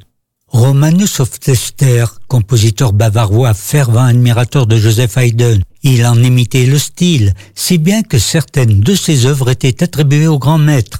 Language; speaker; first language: French; native; French